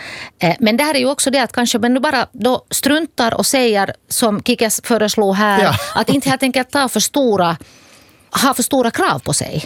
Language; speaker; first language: Swedish; native; Swedish